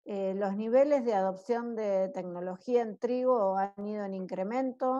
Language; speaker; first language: Spanish; native; Spanish